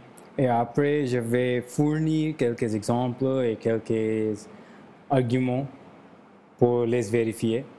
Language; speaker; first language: French; non-native, learner; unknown